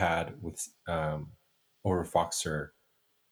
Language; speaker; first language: English; non-native, fluent; Indonesian